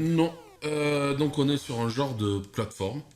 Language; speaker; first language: French; native; French